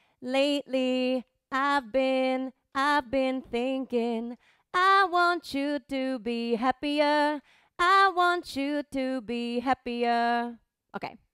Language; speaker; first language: English; native; English